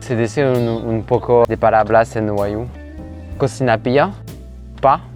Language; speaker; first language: Spanish; non-native, learner; French